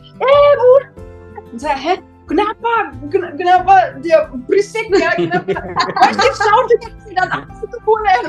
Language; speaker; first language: Indonesian; non-native, fluent; German